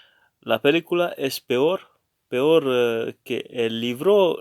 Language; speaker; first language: Spanish; non-native, learner; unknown